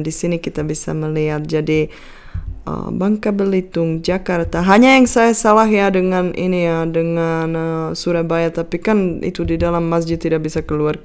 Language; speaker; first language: Indonesian; non-native, fluent; Czech